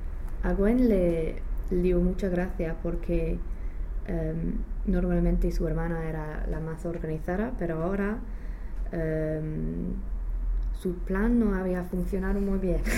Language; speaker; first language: Spanish; non-native, fluent; English